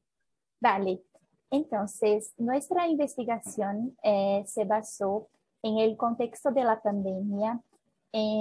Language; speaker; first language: Spanish; non-native, fluent; Portuguese